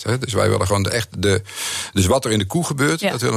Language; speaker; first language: Dutch; native; Dutch